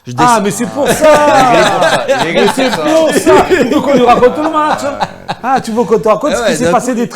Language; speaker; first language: French; native; French